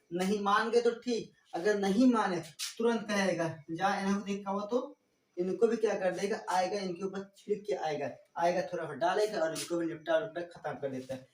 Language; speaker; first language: Hindi; native; Hindi